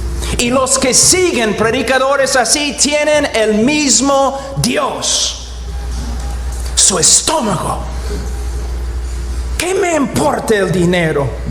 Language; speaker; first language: Spanish; non-native, fluent; English